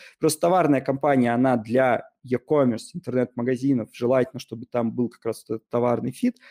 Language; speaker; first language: Russian; native; Russian